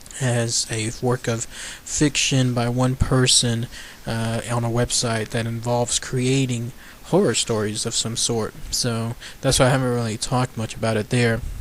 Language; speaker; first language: English; native; English